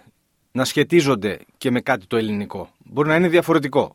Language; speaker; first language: Greek; native; Greek